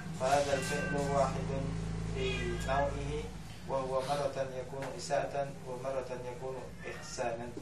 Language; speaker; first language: Arabic; non-native, fluent; Indonesian